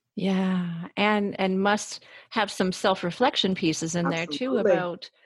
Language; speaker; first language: English; native; English